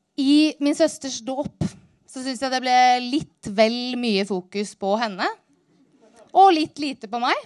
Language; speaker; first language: Norwegian; native; Norwegian